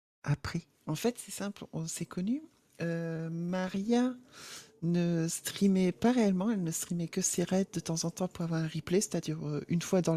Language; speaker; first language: French; native; French